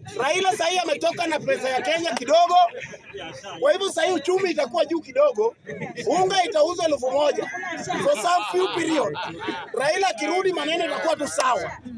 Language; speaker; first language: Swahili; non-native, local second language; Luo (Kenya and Tanzania)